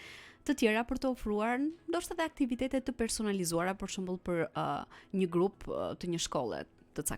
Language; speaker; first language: Albanian; native; Albanian